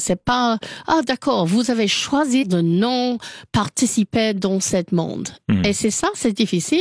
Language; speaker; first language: French; non-native, learner; English